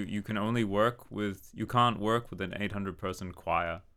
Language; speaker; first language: English; native; English